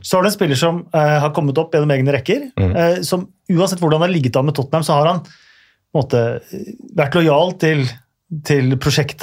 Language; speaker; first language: Norwegian; native; Norwegian